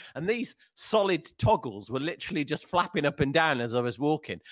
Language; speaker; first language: English; native; English